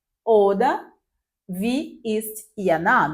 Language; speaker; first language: German; non-native, fluent; Portuguese